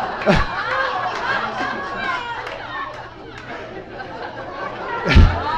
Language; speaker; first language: English; native; English